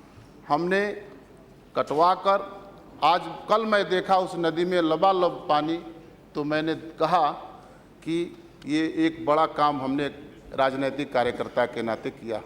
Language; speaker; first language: Hindi; native; Hindi